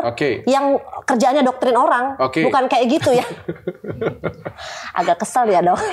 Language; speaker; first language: Indonesian; native; Indonesian